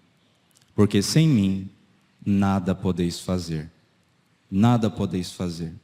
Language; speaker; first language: Portuguese; native; Portuguese